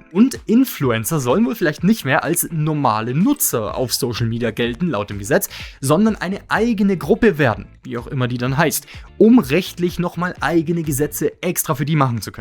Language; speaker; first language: German; native; German